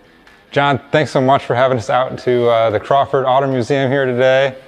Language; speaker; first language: English; native; English